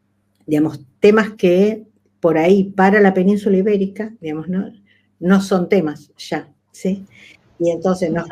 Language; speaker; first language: Spanish; native; Spanish